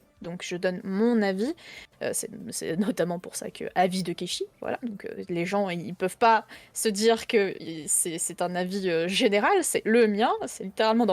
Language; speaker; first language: French; native; French